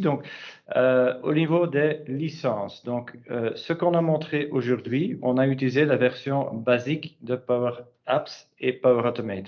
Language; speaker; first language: French; native; French